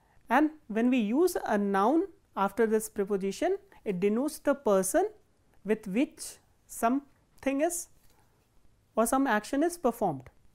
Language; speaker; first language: English; non-native, local second language; Hindi